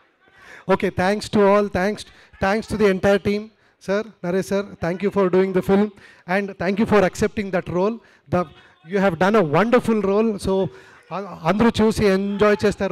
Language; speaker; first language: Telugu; non-native, learner; Kannada